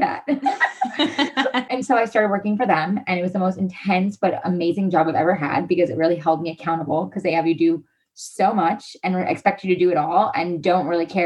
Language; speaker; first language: English; native; English